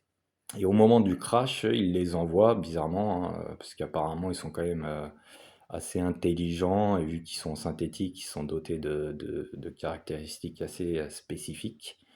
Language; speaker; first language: French; native; French